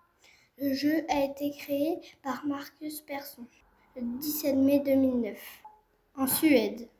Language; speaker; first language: French; native; French